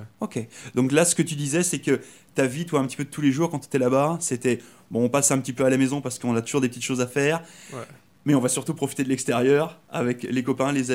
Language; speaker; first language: French; native; French